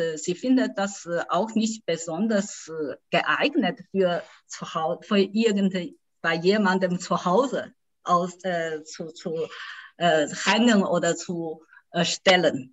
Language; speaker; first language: German; non-native, fluent; Chinese